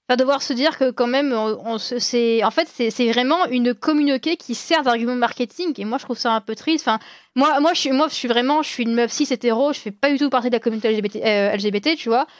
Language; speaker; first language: French; native; French